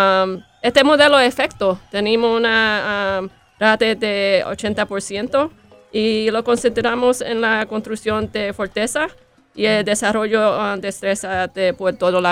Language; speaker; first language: Spanish; early bilingual, heritage; Spanish